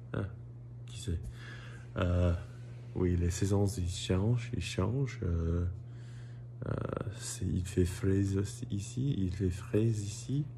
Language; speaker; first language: French; non-native, learner; English